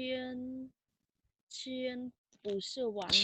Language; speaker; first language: Chinese; non-native, learner; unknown